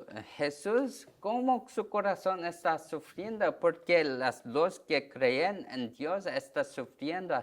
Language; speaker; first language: Spanish; non-native, learner; Korean